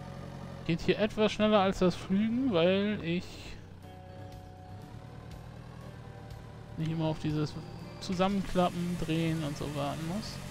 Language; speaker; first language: German; native; German